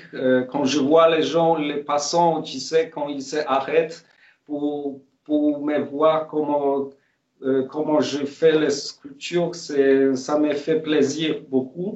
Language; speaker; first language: French; non-native, fluent; Polish